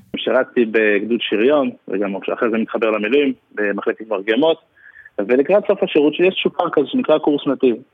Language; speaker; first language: Hebrew; early bilingual, other home language; Russian